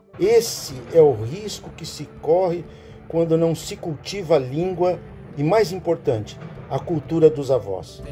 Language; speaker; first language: Portuguese; native; Portuguese